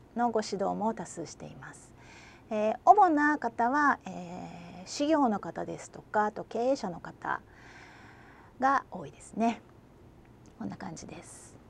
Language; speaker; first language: Japanese; native; Japanese